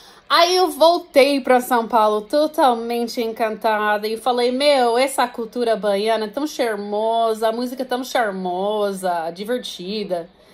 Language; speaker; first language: Portuguese; non-native, fluent; English